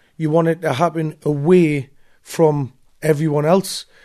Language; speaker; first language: English; native; English